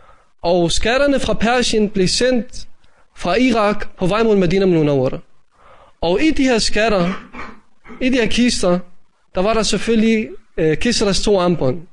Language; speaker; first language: Danish; native; Danish